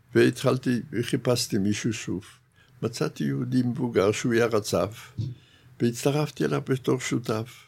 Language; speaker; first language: Hebrew; non-native, fluent; Yiddish